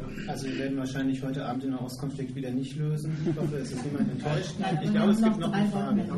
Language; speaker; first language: German; native; German